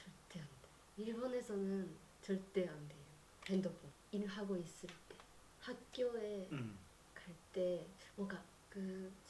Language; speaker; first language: Korean; non-native, learner; Japanese